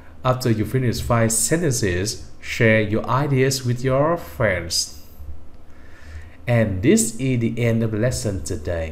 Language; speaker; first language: English; non-native, fluent; Vietnamese